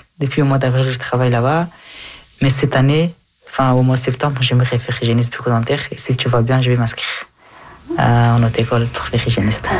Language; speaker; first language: French; early bilingual, other home language; Persian